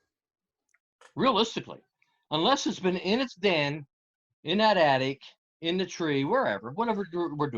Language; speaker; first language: English; native; English